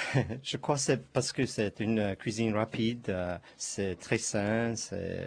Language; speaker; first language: French; non-native, learner; Chinese